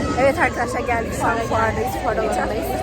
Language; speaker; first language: Turkish; native; Turkish